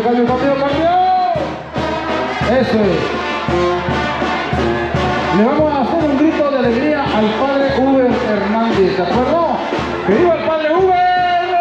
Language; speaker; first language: Spanish; native; Spanish